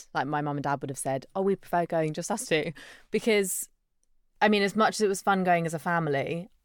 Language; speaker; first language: English; native; English